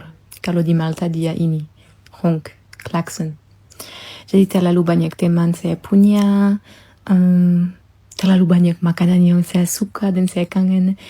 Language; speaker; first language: Indonesian; non-native, fluent; Maltese